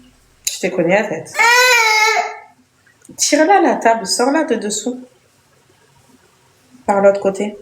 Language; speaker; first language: French; native; French